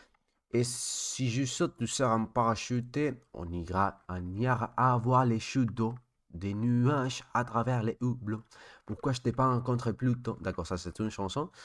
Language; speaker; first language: French; non-native, learner; Spanish